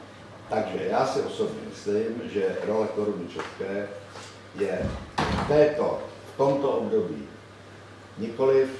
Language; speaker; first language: Czech; native; Czech